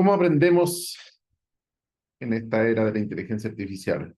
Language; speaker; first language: Spanish; native; Spanish